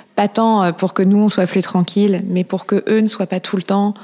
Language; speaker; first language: French; native; French